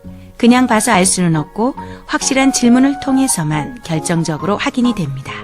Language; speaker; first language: Korean; native; Korean